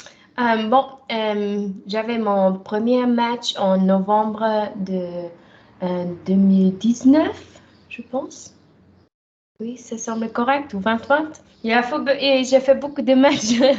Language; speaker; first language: French; non-native, fluent; German